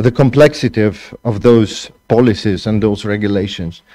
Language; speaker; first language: English; non-native, fluent; Bulgarian